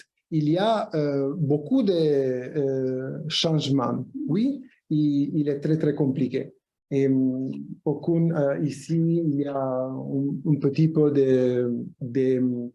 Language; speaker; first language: French; non-native, fluent; Italian